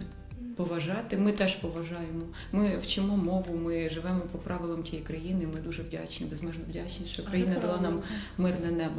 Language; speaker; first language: Ukrainian; native; Ukrainian